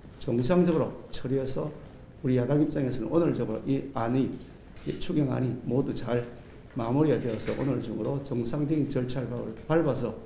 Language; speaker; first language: Korean; native; Korean